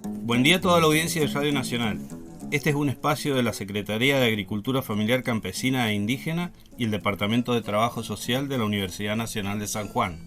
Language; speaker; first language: Spanish; native; Spanish